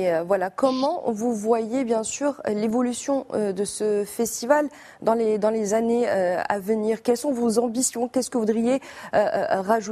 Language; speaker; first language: French; non-native, local second language; Arabic